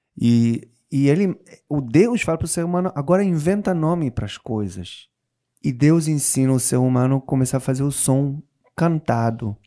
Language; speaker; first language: Portuguese; non-native, fluent; Hebrew